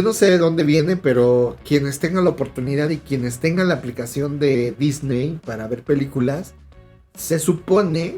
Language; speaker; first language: Spanish; native; Spanish